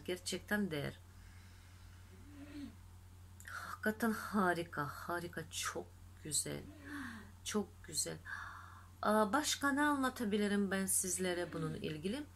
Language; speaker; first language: Turkish; non-native, fluent; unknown